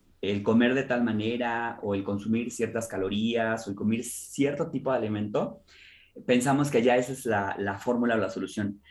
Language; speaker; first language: Spanish; native; Spanish